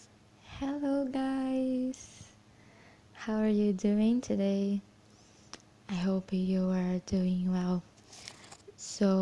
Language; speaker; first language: English; non-native, fluent; Portuguese